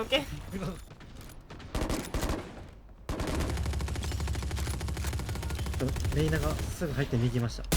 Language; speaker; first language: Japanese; non-native, learner; Korean